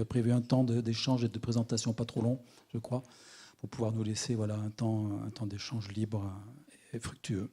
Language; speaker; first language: French; native; French